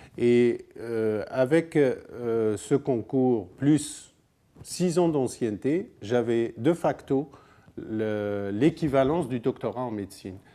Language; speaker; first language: French; non-native, local second language; Arabic